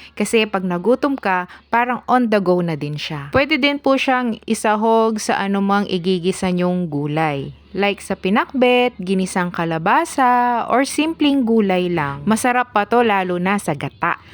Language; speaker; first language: Filipino; non-native, local second language; Pampanga